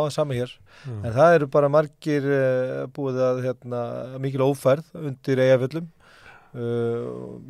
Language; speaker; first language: Icelandic; native; Icelandic